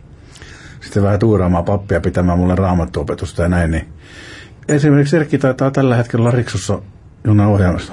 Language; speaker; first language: Finnish; native; Finnish